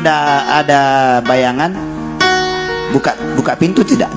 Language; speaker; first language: Indonesian; native; Indonesian